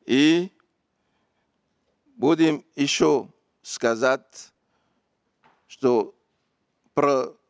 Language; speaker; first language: Russian; non-native, fluent; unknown